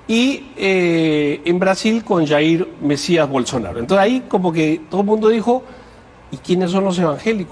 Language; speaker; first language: Spanish; native; Spanish